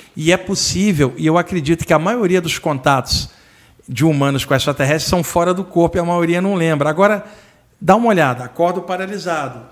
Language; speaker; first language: Portuguese; native; Portuguese